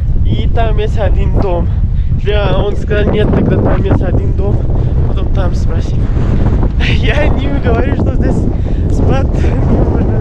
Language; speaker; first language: Russian; non-native, learner; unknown